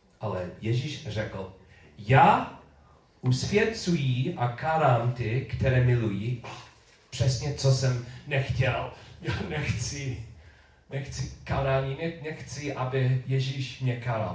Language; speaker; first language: Czech; non-native, learner; English